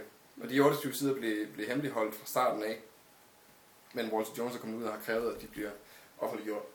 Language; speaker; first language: Danish; native; Danish